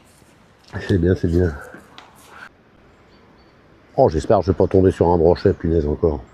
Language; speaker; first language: French; native; French